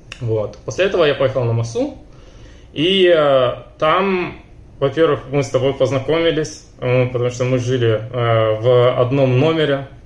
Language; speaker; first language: Russian; native; Russian